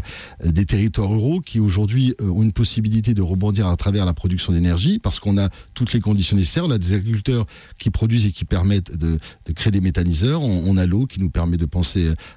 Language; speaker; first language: French; native; French